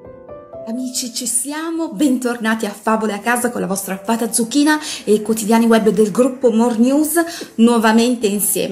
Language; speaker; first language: Italian; native; Italian